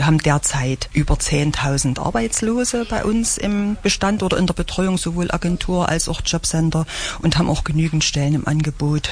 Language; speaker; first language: German; native; German